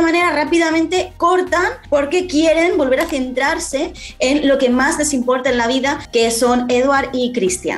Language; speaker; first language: Spanish; native; Spanish